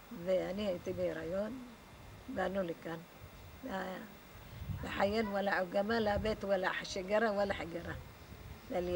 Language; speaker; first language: Hebrew; non-native, fluent; Arabic